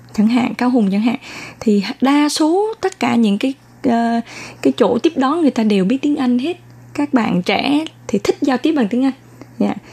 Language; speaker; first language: Vietnamese; native; Vietnamese